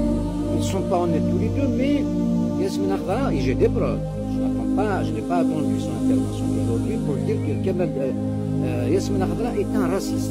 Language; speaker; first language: French; non-native, local second language; Kabyle